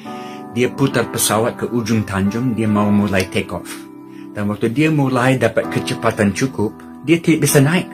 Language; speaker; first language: Indonesian; non-native, fluent; English